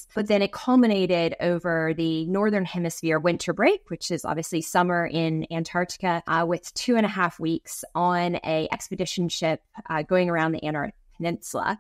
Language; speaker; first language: English; native; English